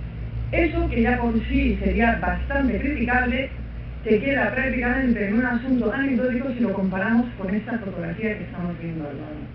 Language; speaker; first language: Spanish; native; Spanish